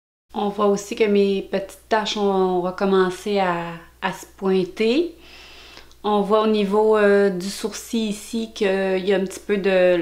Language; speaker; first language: French; native; French